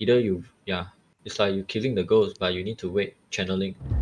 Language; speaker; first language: English; non-native, local second language; Chinese